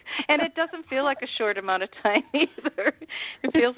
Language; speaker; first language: English; native; English